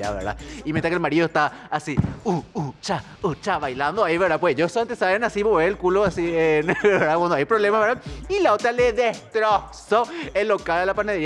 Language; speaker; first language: Spanish; native; Spanish